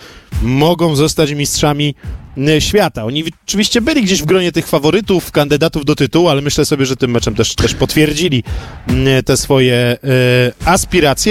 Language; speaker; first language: Polish; native; Polish